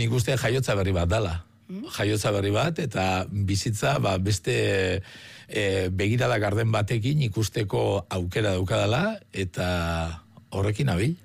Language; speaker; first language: Basque; native; Basque